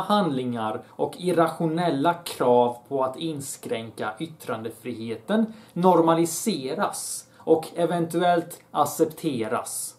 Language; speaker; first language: Swedish; early bilingual, other home language; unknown